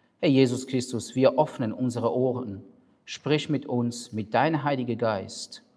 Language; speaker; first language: German; non-native, fluent; Persian